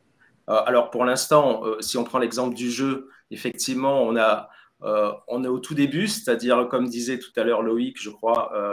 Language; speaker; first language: French; native; French